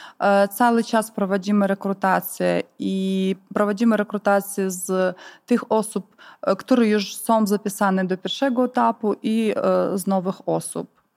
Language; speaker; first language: Polish; non-native, fluent; Ukrainian